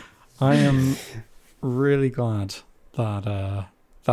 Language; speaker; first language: English; native; English